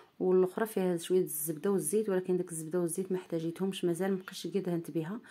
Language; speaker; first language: Arabic; native; Arabic